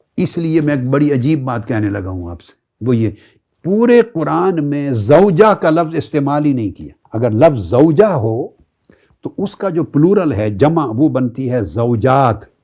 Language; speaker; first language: Urdu; non-native, local second language; Punjabi